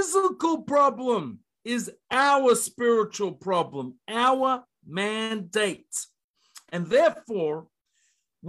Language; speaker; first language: English; native; English